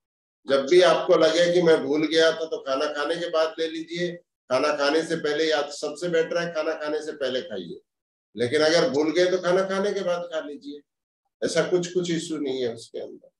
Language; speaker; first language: Hindi; native; Hindi